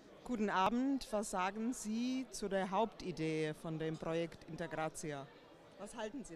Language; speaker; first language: German; non-native, fluent; Slovak